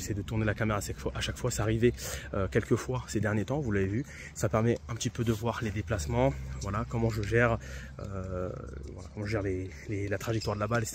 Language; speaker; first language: French; native; French